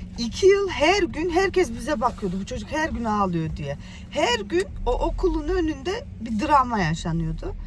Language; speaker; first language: Turkish; early bilingual, heritage; Turkish